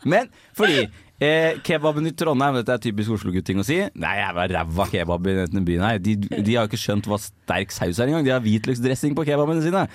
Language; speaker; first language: Norwegian; native; Norwegian